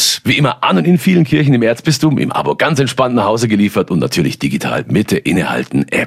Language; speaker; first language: German; native; German